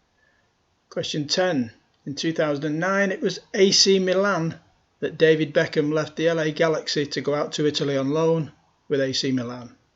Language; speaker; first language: English; native; English